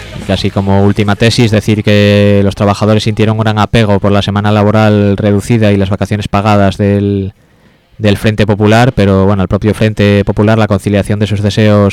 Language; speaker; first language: Spanish; native; Spanish